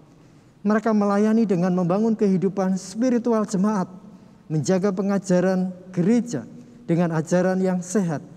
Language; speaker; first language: Indonesian; native; Indonesian